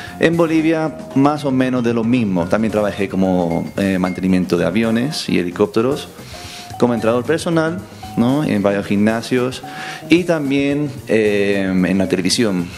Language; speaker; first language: Spanish; early bilingual, other home language; English